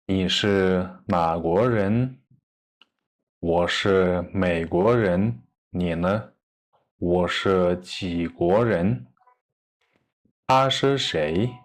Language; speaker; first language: Chinese; non-native, fluent; Kyrgyz